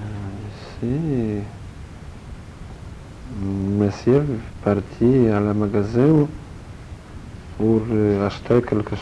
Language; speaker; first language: French; non-native, learner; Polish